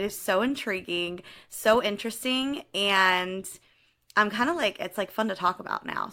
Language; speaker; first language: English; native; English